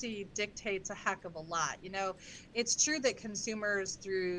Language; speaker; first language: English; native; English